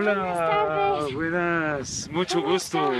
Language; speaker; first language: Spanish; non-native, learner; Korean